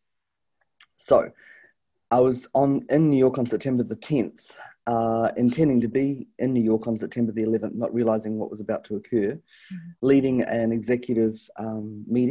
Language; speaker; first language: English; native; English